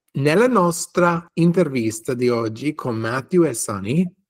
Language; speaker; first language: Italian; non-native, learner; English